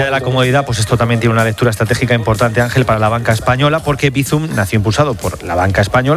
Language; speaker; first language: Spanish; native; Spanish